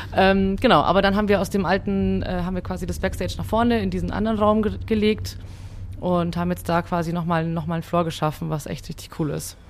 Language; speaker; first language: German; early bilingual, other home language; Hungarian